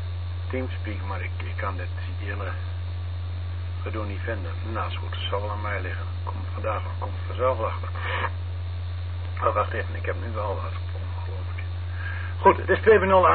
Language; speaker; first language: Dutch; native; Dutch